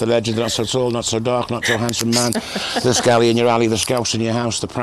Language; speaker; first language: English; native; English